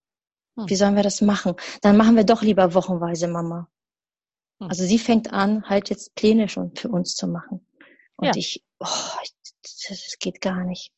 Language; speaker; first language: German; native; German